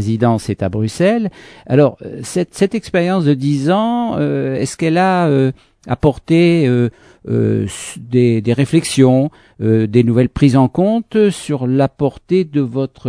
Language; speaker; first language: French; native; French